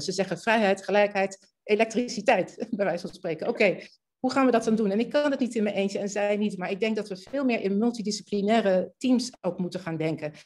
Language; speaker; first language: Dutch; early bilingual, other home language; Arabic